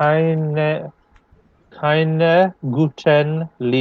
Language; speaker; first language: German; non-native, learner; English